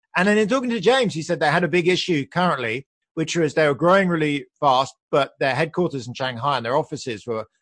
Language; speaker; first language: English; native; English